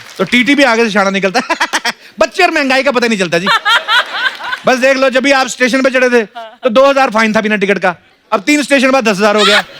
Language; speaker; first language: Hindi; non-native, local second language; Punjabi